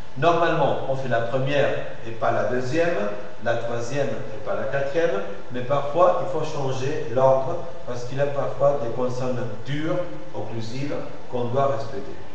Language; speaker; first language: French; non-native, fluent; Spanish